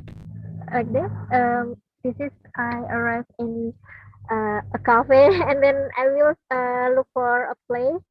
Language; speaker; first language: English; non-native, learner; Indonesian